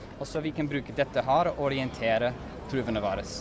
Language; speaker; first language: Norwegian; non-native, learner; English